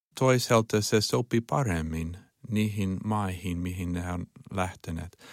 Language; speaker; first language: Finnish; non-native, learner; Chinese